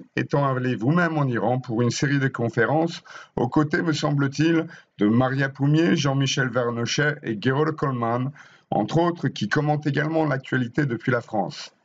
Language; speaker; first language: French; native; French